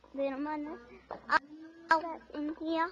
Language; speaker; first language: English; non-native, learner; Korean